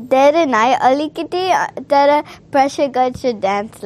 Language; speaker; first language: Nepali; early bilingual, heritage; Nepali